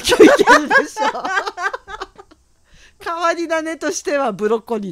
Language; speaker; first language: Japanese; native; Japanese